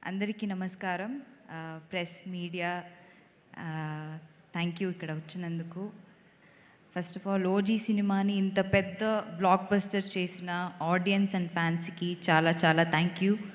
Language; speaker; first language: Telugu; non-native, learner; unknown